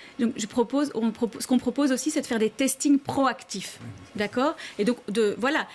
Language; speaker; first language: French; native; French